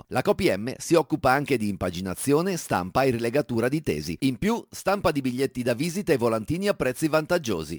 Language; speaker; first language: Italian; native; Italian